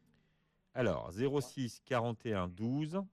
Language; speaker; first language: French; native; French